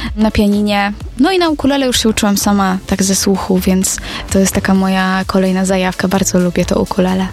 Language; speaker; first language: Polish; native; Polish